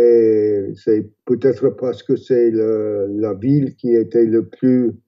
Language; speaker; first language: French; non-native, fluent; English